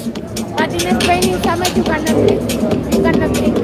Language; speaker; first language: English; non-native, fluent; Spanish